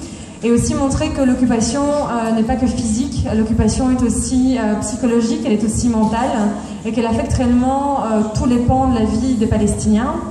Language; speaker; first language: French; native; French